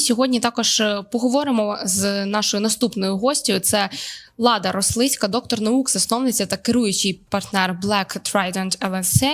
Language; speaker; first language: Ukrainian; native; Ukrainian